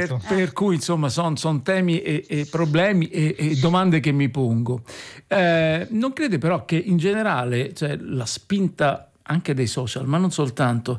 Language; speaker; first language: Italian; native; Italian